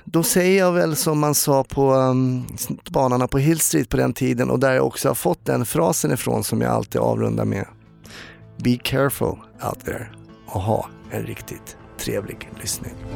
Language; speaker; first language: Swedish; native; Swedish